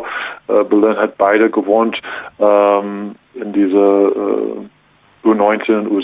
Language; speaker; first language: German; non-native, learner; English